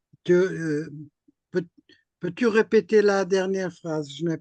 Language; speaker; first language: French; non-native, fluent; Portuguese